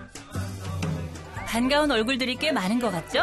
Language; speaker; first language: Korean; native; Korean